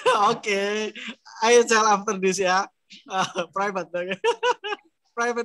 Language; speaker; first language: English; non-native, learner; Indonesian